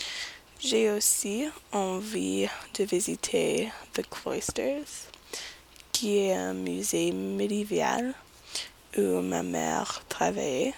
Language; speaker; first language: French; non-native, learner; English